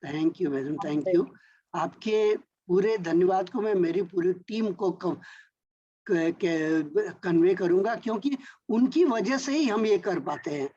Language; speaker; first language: Hindi; native; Hindi